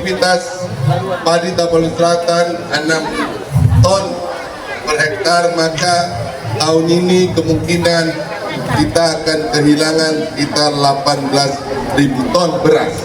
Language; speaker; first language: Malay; non-native, local second language; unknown